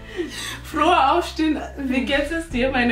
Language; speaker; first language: German; non-native, local second language; North Ndebele